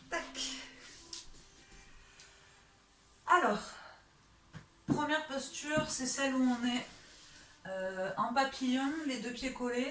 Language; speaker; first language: French; native; French